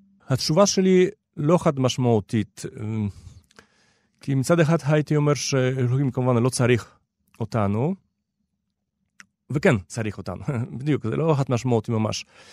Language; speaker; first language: Hebrew; non-native, fluent; Polish